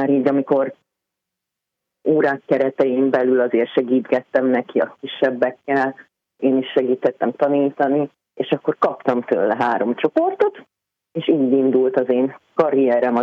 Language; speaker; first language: Hungarian; native; Hungarian